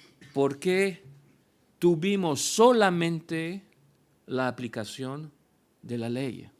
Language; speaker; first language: Spanish; non-native, fluent; French